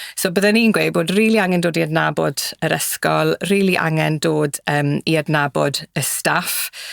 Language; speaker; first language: Welsh; native; Welsh